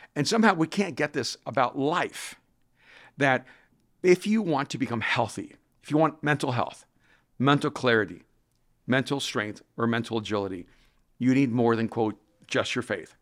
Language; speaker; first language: English; non-native, fluent; Spanish